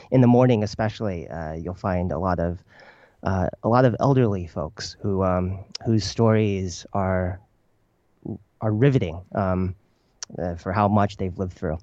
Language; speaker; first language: English; early bilingual, other home language; Chinese